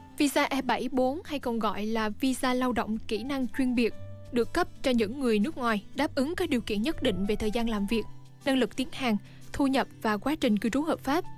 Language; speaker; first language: Vietnamese; native; Vietnamese